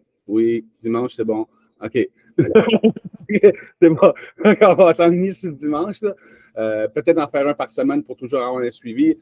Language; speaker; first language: French; native; French